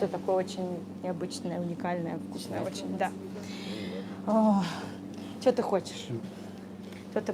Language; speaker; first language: Russian; native; Russian